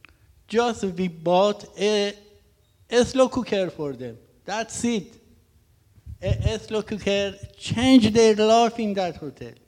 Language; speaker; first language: English; non-native, learner; Persian